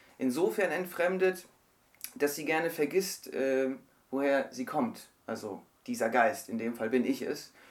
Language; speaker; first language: German; early bilingual, other home language; Turkish